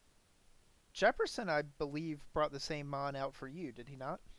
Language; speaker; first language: English; native; English